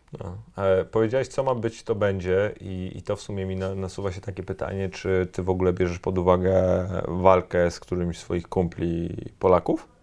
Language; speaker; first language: Polish; native; Polish